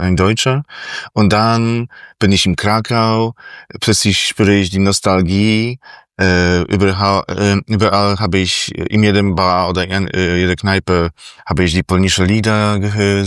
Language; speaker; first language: German; non-native, fluent; Polish